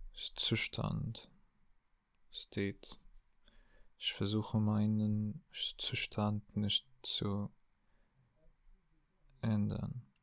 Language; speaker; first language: German; non-native, learner; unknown